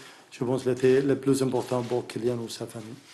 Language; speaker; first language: French; non-native, learner; Arabic